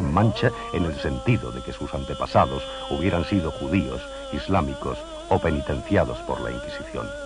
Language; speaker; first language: Spanish; native; Spanish